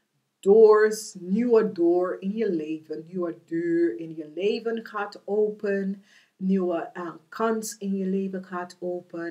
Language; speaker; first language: Dutch; non-native, learner; English